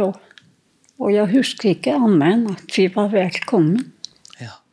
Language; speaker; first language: Norwegian; non-native, fluent; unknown